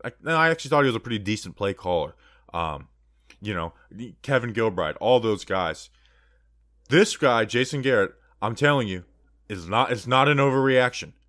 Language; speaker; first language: English; native; English